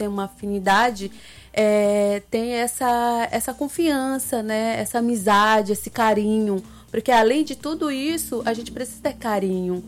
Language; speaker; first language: Portuguese; non-native, local second language; Ticuna